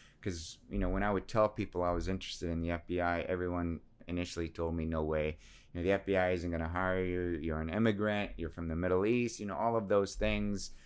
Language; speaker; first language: English; early bilingual, other home language; Assyrian Neo-Aramaic